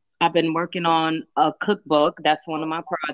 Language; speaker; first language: English; native; English